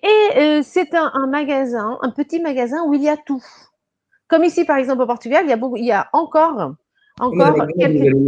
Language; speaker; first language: French; non-native, fluent; Portuguese